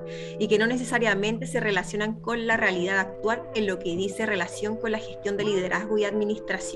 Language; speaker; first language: Spanish; native; Spanish